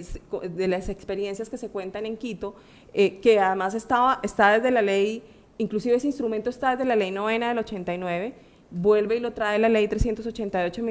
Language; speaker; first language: Spanish; native; Spanish